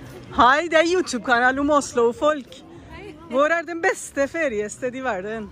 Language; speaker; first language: Norwegian; non-native, learner; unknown